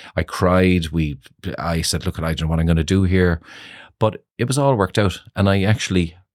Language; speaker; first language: English; native; English